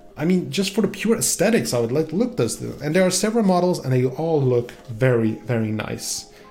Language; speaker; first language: English; non-native, fluent; Swedish